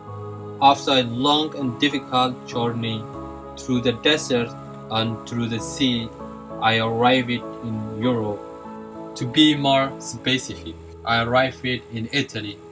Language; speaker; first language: English; non-native, fluent; Somali